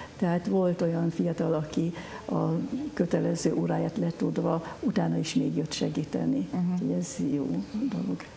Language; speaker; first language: Hungarian; native; Hungarian